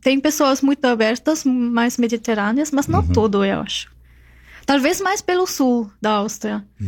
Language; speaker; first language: Portuguese; non-native, fluent; German